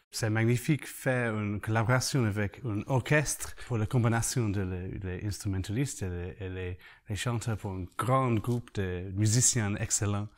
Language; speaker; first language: French; non-native, learner; English